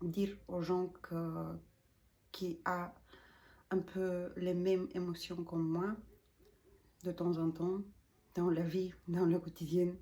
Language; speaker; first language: French; non-native, learner; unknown